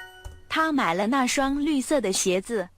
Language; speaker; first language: Chinese; non-native, learner; Mongolian